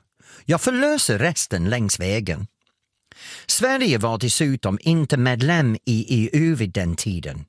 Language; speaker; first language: Swedish; non-native, fluent; English